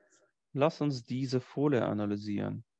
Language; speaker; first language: German; non-native, fluent; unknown